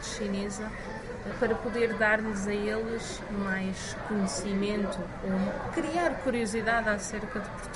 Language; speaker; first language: Portuguese; native; Portuguese